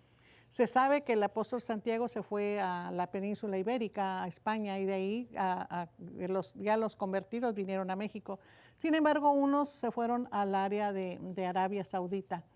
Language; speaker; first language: Spanish; native; Spanish